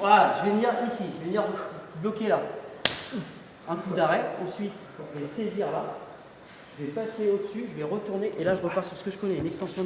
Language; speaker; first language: French; native; French